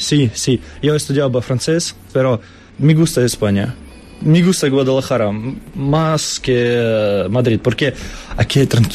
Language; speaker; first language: Spanish; non-native, learner; Russian